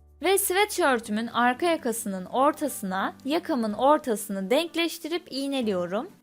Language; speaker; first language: Turkish; native; Turkish